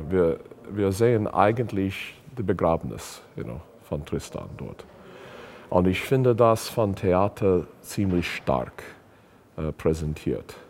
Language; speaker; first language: German; non-native, learner; English